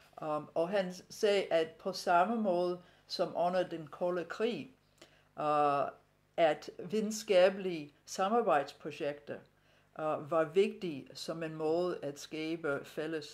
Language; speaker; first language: Danish; non-native, fluent; English